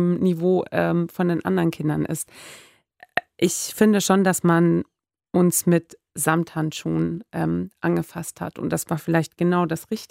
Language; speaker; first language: German; non-native, fluent; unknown